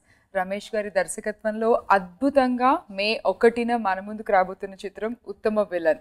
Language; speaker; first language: Telugu; native; Telugu